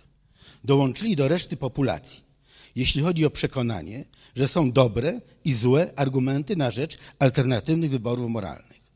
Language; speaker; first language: Polish; native; Polish